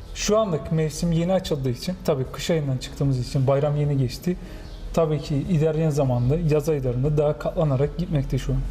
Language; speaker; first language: Turkish; native; Turkish